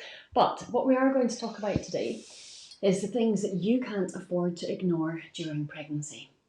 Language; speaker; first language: English; native; English